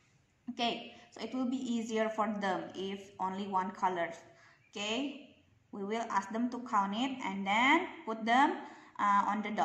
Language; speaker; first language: English; non-native, local second language; Indonesian